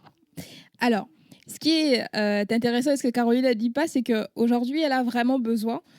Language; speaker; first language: French; native; French